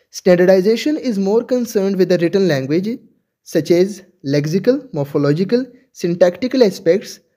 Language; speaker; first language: Urdu; native; Urdu